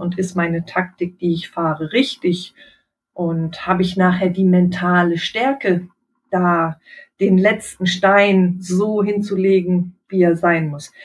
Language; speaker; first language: German; native; German